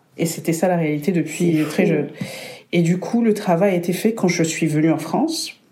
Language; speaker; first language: French; non-native, local second language; Rundi